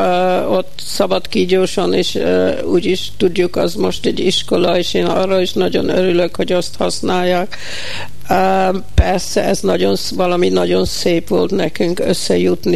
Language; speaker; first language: Hungarian; early bilingual, heritage; Hungarian